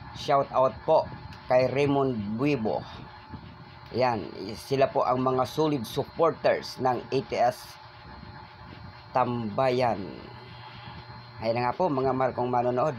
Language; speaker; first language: Filipino; non-native, local second language; Bikol